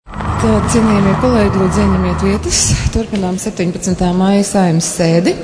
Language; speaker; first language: Latvian; native; Latvian